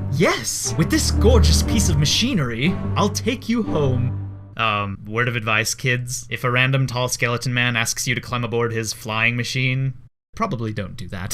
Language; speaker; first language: English; native; English